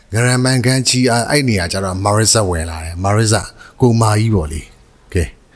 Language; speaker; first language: Burmese; native; Burmese